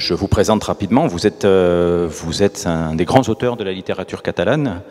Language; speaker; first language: French; native; French